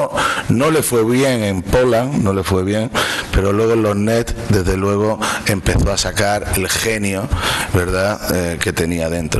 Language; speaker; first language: Spanish; native; Spanish